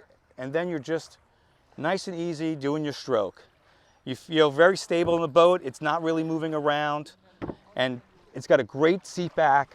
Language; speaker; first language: English; native; English